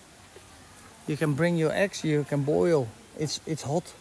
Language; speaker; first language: English; non-native, learner; Dutch